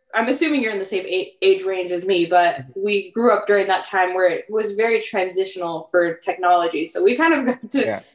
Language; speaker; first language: English; early bilingual, other home language; French